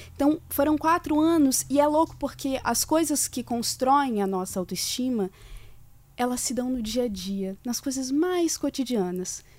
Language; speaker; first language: Portuguese; native; Portuguese